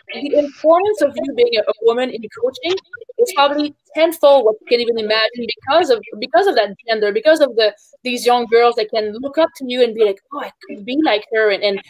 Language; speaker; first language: English; native; English